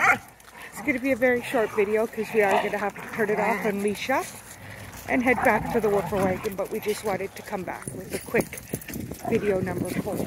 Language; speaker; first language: English; native; English